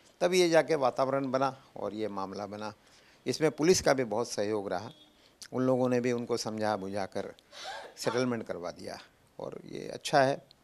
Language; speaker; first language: Hindi; native; Hindi